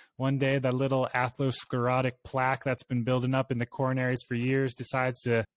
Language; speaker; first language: English; native; English